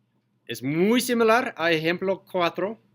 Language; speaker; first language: Spanish; non-native, learner; English